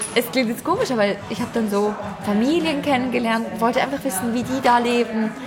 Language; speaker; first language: German; native; German